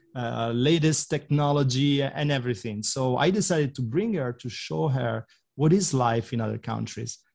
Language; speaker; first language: English; non-native, fluent; Italian